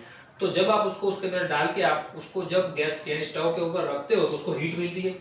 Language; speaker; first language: Hindi; native; Hindi